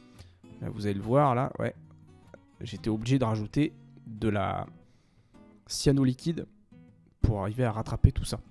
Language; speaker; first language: French; native; French